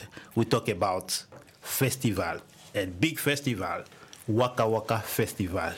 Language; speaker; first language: English; non-native, learner; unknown